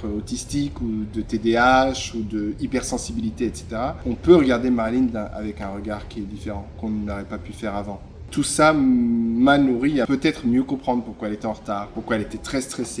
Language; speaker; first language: French; native; French